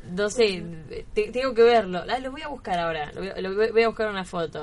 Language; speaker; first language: Spanish; native; Spanish